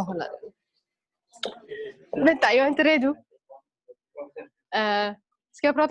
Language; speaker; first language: Swedish; non-native, local second language; Kurdish